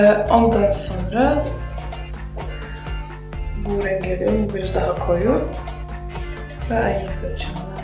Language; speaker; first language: Turkish; non-native, fluent; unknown